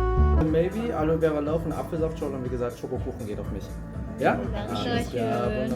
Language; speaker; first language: German; native; German